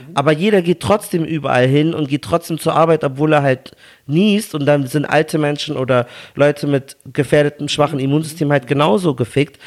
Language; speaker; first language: German; early bilingual, other home language; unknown